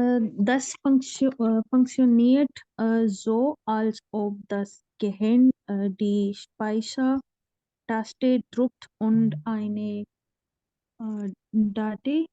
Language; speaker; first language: German; non-native, learner; Urdu